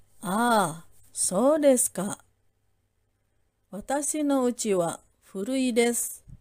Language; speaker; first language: Japanese; non-native, fluent; Indonesian